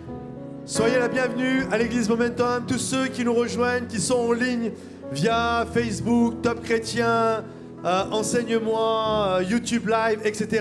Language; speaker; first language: French; native; French